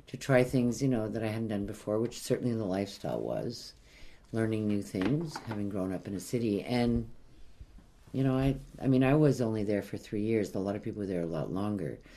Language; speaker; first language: English; native; English